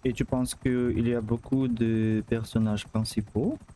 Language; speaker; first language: French; non-native, learner; Russian